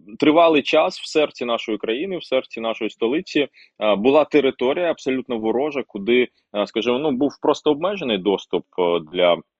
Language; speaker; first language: Ukrainian; non-native, local second language; Russian